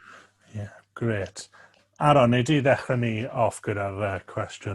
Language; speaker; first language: Welsh; native; Welsh